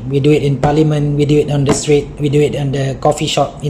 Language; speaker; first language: English; non-native, local second language; Malay